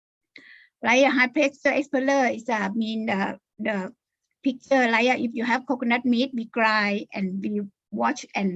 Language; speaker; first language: English; non-native, learner; Thai